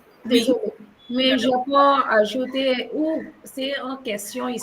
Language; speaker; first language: French; non-native, learner; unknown